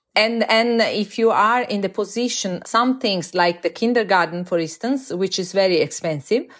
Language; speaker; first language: English; non-native, fluent; Italian